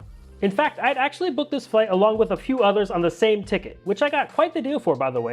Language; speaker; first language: English; native; English